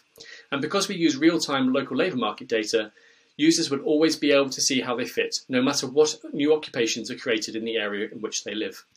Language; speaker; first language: English; native; English